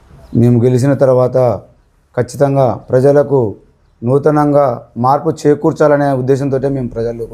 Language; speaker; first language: Telugu; native; Telugu